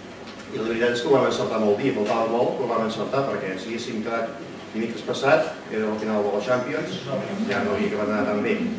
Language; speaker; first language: Catalan; native; Catalan